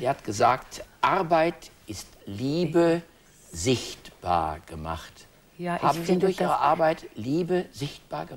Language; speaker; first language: German; native; German